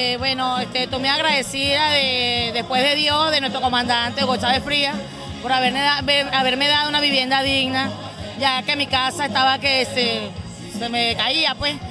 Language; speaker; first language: Spanish; native; Spanish